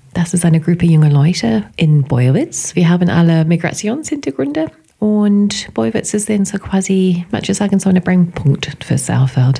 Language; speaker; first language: German; non-native, fluent; English